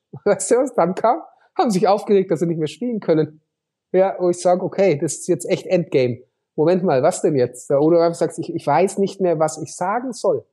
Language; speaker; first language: German; native; German